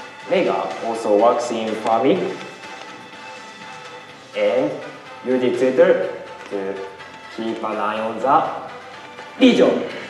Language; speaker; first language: English; non-native, learner; Japanese